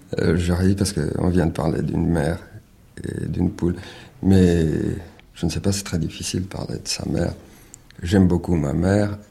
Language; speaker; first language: French; early bilingual, other home language; Spanish